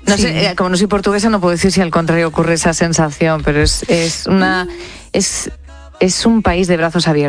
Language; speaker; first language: Spanish; native; Spanish